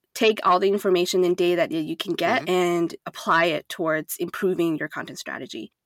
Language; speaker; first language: English; non-native, fluent; Chinese